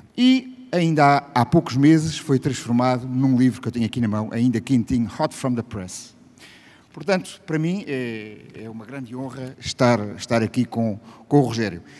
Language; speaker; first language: Portuguese; native; Portuguese